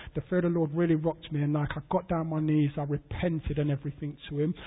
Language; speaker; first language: English; native; English